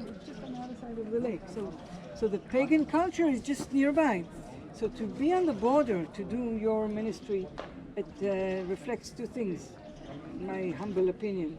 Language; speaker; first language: English; non-native, fluent; Hebrew